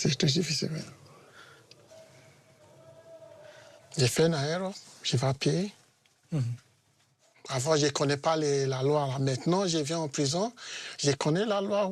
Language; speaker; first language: French; non-native, learner; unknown